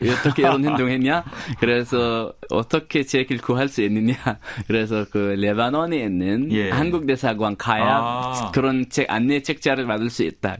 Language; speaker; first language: Korean; non-native, fluent; Arabic